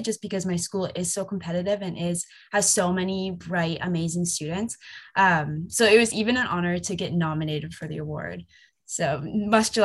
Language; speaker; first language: English; native; English